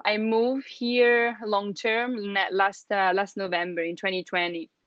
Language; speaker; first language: English; non-native, fluent; Italian